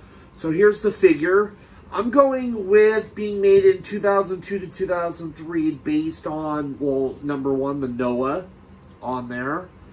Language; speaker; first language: English; native; English